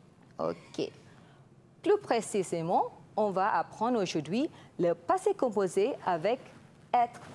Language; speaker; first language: French; non-native, fluent; Malay